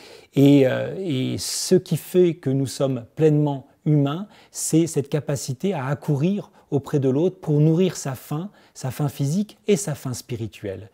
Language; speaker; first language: French; native; French